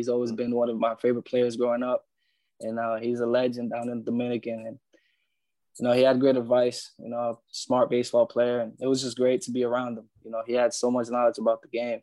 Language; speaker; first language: English; early bilingual, other home language; Spanish